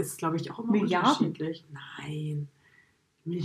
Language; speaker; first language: German; native; German